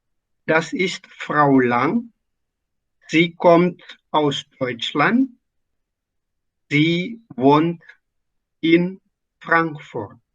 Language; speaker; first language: German; non-native, fluent; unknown